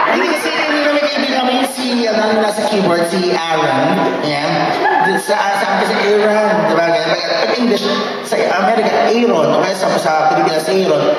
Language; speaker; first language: Filipino; native; Filipino